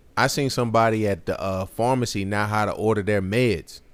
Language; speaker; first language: English; native; English